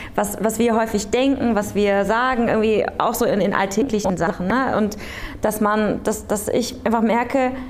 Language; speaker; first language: German; early bilingual, other home language; Korean